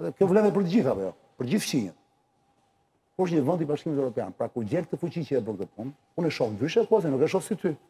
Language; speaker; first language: Albanian; native; Albanian